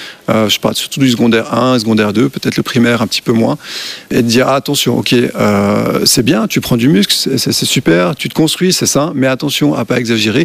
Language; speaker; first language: French; native; French